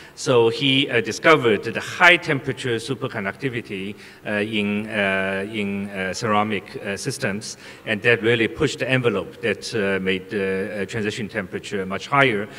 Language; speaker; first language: English; non-native, fluent; Chinese